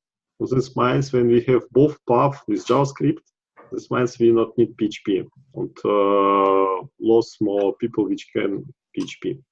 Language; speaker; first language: English; non-native, learner; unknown